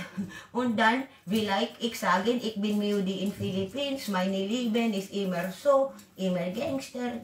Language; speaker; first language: German; non-native, learner; Waray